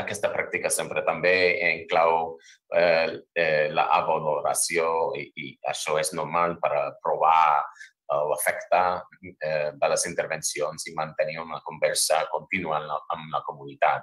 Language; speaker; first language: Catalan; non-native, fluent; English